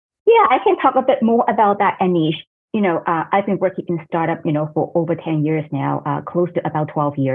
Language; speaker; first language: English; non-native, fluent; Cantonese